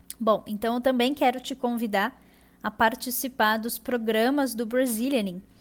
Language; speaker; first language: Portuguese; native; Portuguese